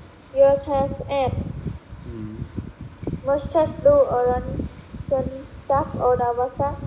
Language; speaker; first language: German; non-native, learner; Khmer